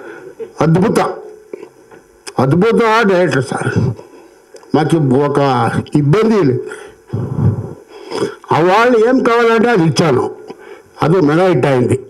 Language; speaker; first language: Telugu; non-native, learner; Kannada